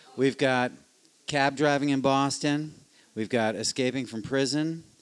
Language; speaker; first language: English; native; English